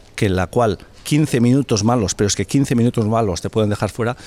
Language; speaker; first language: Spanish; native; Spanish